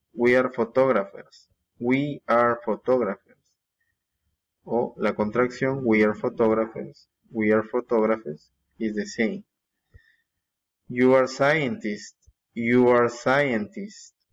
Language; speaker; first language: English; non-native, fluent; Spanish